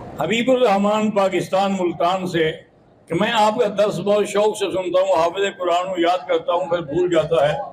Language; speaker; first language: Urdu; native; Urdu